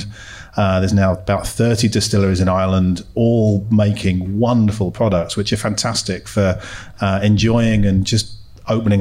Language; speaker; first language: English; native; English